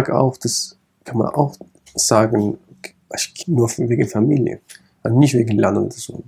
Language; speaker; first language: German; non-native, fluent; Kurdish